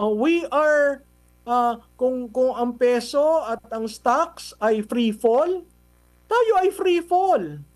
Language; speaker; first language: Filipino; native; Filipino